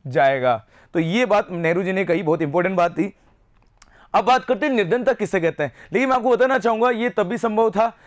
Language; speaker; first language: Hindi; native; Hindi